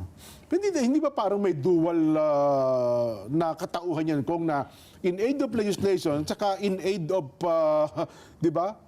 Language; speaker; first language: Filipino; native; Filipino